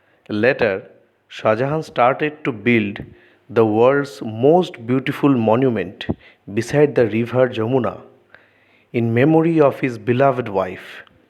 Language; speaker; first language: English; non-native, local second language; Bangla